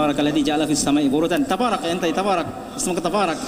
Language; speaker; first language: Arabic; non-native, fluent; Indonesian